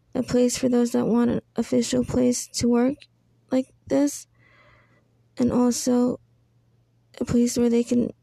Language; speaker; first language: English; early bilingual, other home language; Spanish